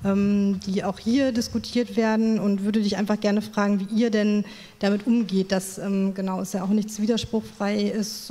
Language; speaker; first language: German; native; German